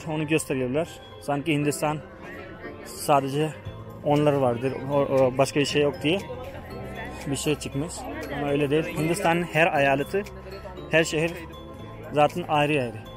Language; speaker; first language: Turkish; non-native, fluent; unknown